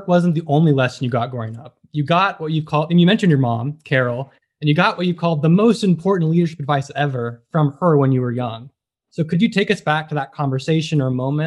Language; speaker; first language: English; native; English